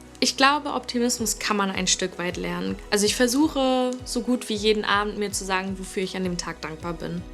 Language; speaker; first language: German; native; German